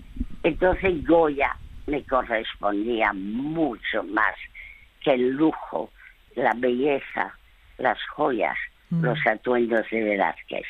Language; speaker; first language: Spanish; early bilingual, other home language; French